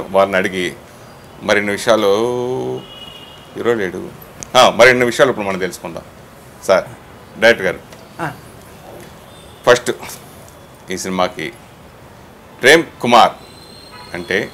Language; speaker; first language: Telugu; native; Telugu